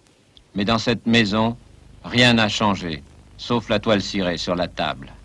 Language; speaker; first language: French; native; French